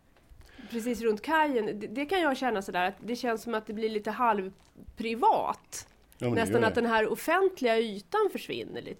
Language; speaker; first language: Swedish; native; Swedish